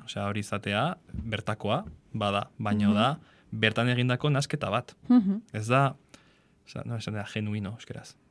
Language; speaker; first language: Basque; non-native, local second language; Spanish